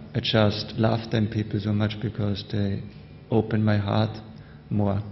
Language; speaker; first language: English; non-native, learner; German